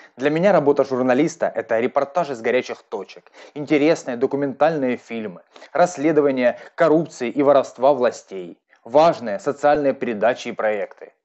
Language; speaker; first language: Russian; native; Russian